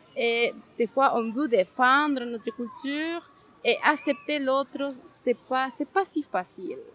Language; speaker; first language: French; non-native, fluent; Spanish